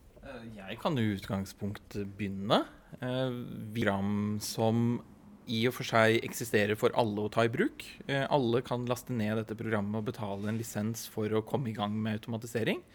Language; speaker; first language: Norwegian; native; Norwegian